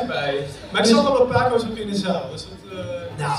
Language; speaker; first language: Dutch; native; Dutch